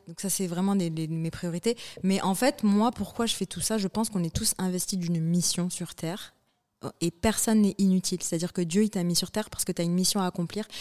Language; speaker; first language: French; early bilingual, other home language; Arabic